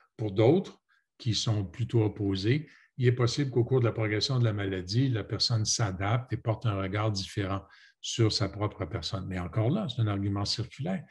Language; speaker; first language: French; native; French